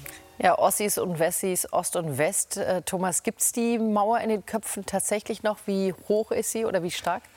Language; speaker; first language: German; native; German